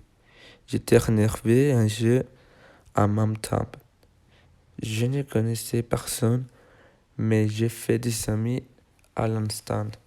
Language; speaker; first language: French; non-native, learner; Spanish